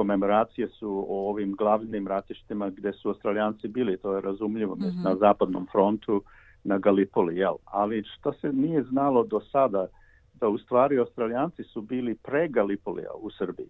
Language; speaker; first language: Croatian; early bilingual, heritage; Croatian